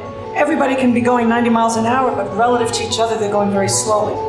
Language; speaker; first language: English; native; English